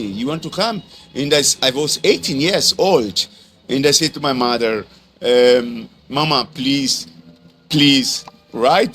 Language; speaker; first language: English; non-native, learner; Portuguese